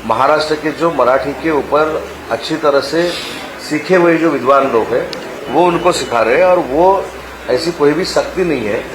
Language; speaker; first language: Hindi; non-native, local second language; Marathi